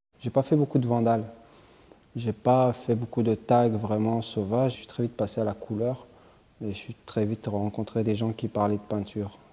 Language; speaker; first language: French; early bilingual, other home language; Arabic